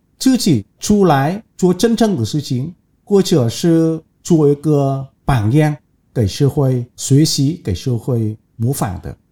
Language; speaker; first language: Chinese; non-native, fluent; Vietnamese